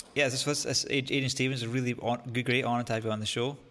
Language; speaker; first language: English; native; English